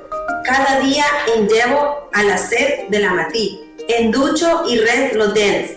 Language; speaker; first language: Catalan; non-native, learner; Spanish